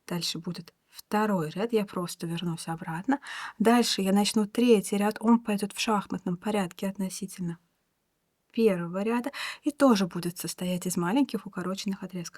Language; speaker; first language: Russian; native; Russian